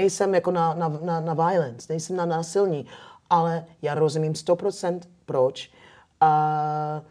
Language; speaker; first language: Czech; non-native, fluent; English